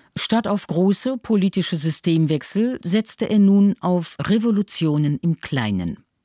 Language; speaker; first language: German; native; German